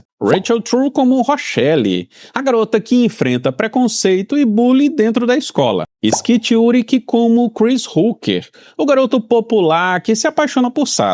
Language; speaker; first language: Portuguese; native; Portuguese